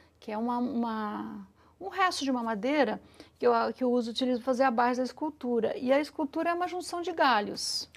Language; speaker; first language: Portuguese; early bilingual, other home language; Italian